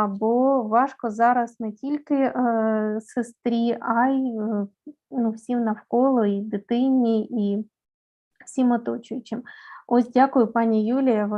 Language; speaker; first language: Ukrainian; native; Ukrainian